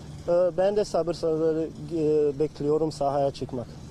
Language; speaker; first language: Turkish; non-native, learner; Bosnian